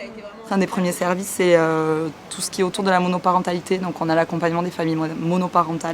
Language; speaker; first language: French; native; French